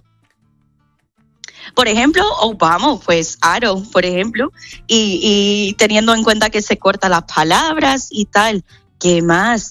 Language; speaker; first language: Spanish; non-native, fluent; English